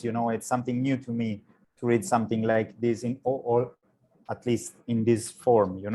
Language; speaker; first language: English; non-native, learner; Italian